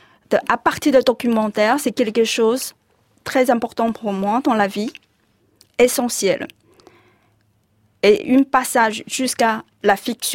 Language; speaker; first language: French; non-native, fluent; Chinese